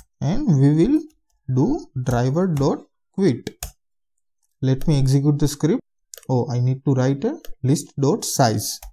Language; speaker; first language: English; non-native, local second language; Hindi